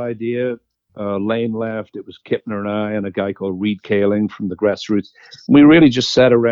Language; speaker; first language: English; native; English